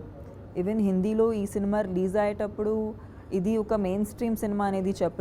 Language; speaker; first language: Telugu; non-native, fluent; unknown